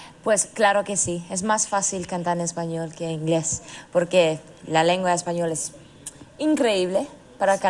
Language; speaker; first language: Spanish; non-native, learner; English